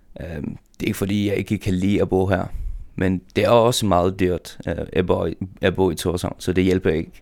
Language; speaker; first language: Danish; non-native, local second language; Faroese